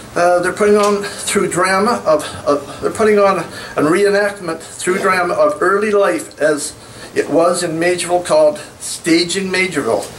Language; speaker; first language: English; native; English